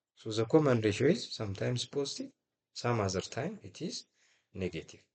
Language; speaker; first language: English; non-native, local second language; Amharic